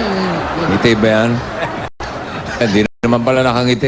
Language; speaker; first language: Filipino; native; Filipino